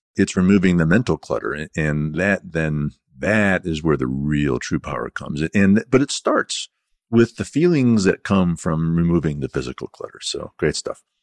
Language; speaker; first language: English; native; English